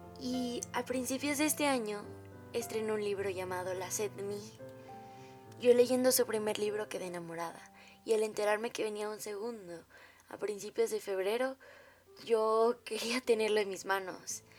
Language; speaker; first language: Spanish; native; Spanish